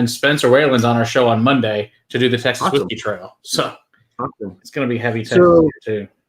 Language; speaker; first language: English; native; English